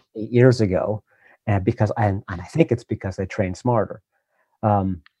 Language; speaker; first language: English; native; English